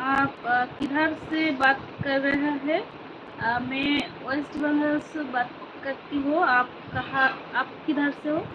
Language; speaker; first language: Hindi; non-native, local second language; Bangla